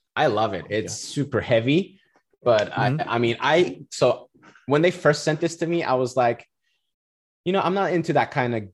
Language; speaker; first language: English; non-native, fluent; Turkish